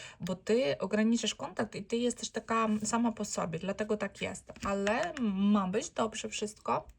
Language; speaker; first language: Polish; non-native, learner; Ukrainian